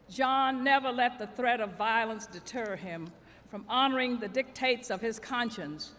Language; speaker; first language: English; native; English